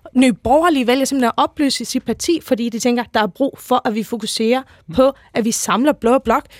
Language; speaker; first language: Danish; native; Danish